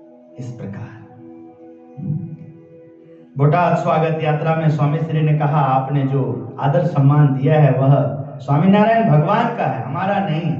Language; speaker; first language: Hindi; native; Hindi